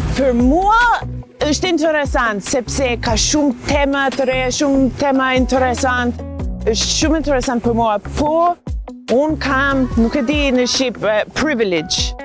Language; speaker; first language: Albanian; non-native, learner; English